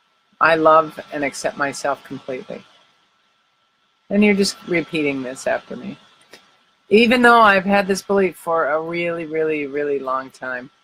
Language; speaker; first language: English; native; English